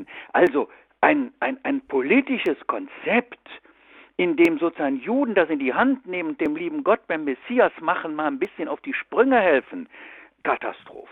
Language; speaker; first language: German; native; German